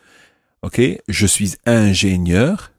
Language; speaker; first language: French; non-native, fluent; English